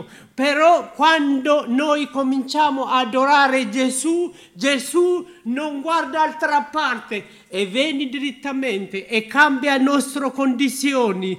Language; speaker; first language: Italian; non-native, learner; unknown